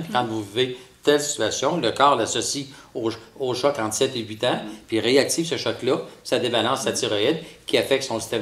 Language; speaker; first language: French; native; French